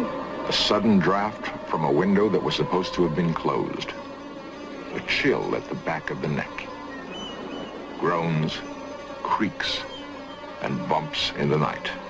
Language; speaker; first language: English; native; English